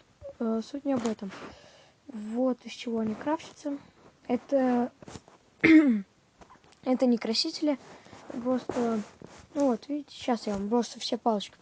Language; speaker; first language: Russian; native; Russian